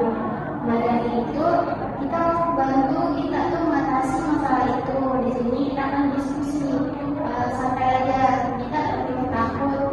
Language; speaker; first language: Indonesian; native; Indonesian